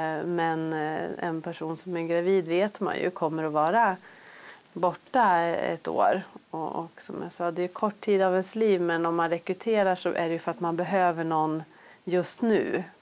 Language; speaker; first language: Swedish; native; Swedish